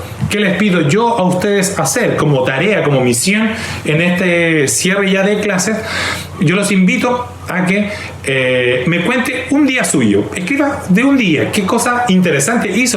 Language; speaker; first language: Spanish; native; Spanish